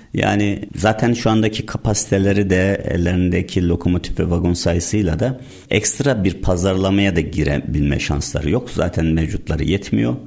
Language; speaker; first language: Turkish; native; Turkish